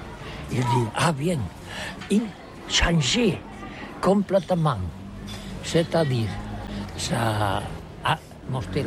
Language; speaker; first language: French; non-native, learner; Catalan